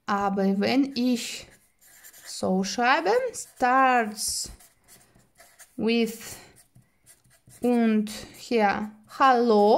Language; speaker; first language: German; non-native, fluent; Russian